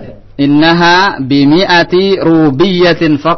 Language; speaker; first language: Arabic; non-native, fluent; Indonesian